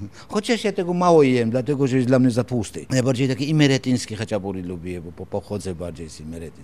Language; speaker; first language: Polish; non-native, fluent; Georgian